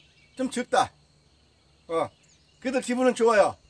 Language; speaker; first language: Korean; native; Korean